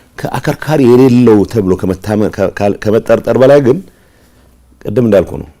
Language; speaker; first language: Amharic; non-native, local second language; Tigrinya